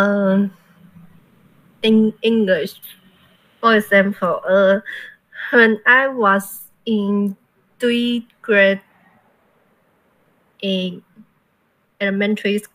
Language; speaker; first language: English; non-native, learner; Chinese